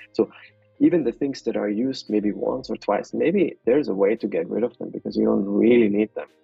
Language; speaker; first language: English; non-native, fluent; German